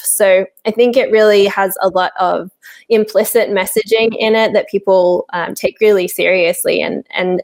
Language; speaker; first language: English; native; English